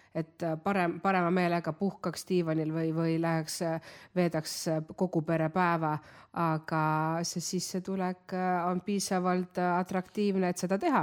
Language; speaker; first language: Estonian; non-native, local second language; Russian